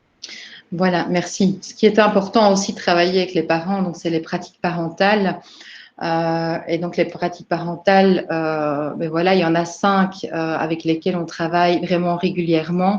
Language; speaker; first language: French; native; French